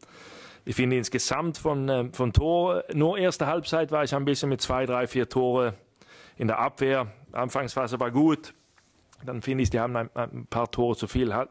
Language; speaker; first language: German; non-native, fluent; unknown